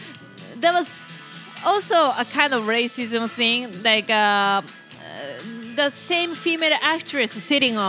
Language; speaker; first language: English; non-native, fluent; Japanese